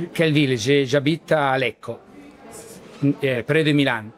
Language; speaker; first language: French; non-native, learner; Italian